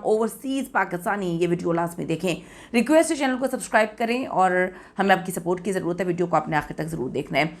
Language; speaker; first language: Urdu; native; Urdu